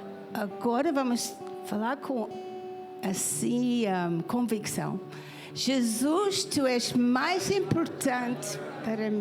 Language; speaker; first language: Portuguese; non-native, fluent; English